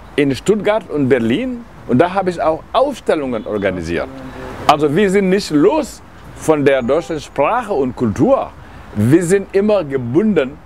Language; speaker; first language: German; non-native, fluent; Wolof